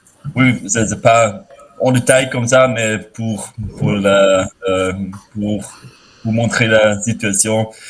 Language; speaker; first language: French; non-native, fluent; German